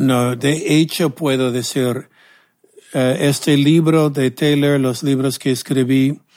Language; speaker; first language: Spanish; non-native, fluent; English